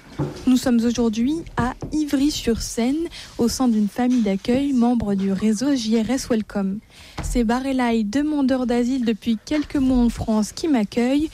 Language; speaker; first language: French; native; French